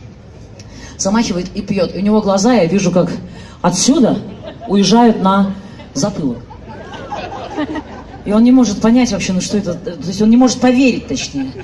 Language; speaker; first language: Russian; native; Russian